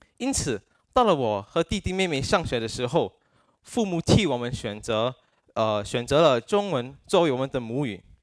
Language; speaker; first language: Chinese; non-native, local second language; English